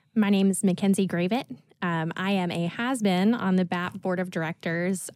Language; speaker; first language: English; native; English